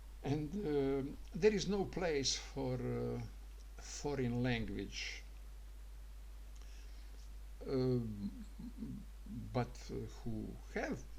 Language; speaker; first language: English; non-native, learner; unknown